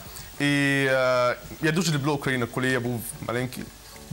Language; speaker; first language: Ukrainian; non-native, learner; Arabic